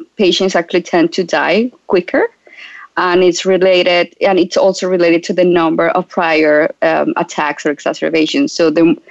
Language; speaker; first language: English; non-native, fluent; Spanish